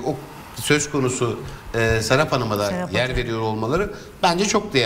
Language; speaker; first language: Turkish; native; Turkish